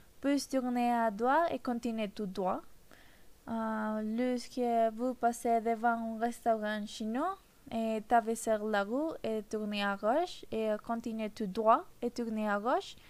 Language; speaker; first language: French; non-native, learner; Spanish